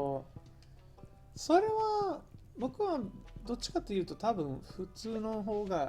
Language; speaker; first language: Japanese; non-native, fluent; English